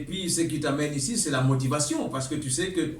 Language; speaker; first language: French; native; French